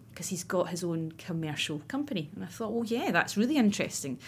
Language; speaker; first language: English; native; English